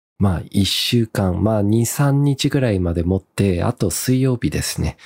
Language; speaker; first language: Japanese; early bilingual, heritage; Japanese